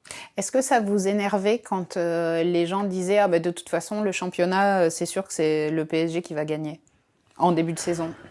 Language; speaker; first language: French; native; French